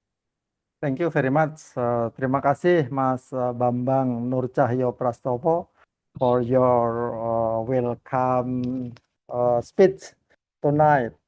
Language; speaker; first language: English; non-native, learner; Indonesian